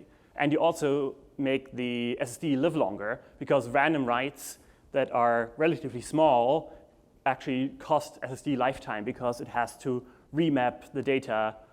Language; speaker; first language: English; non-native, fluent; German